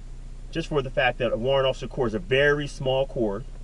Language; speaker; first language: English; native; English